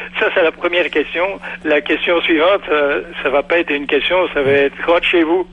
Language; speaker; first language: French; native; French